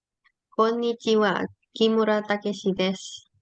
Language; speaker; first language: Japanese; non-native, learner; Indonesian